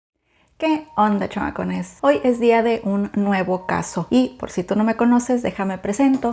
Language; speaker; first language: Spanish; native; Spanish